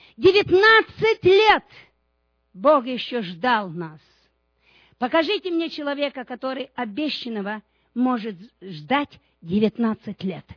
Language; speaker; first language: Russian; non-native, local second language; Romanian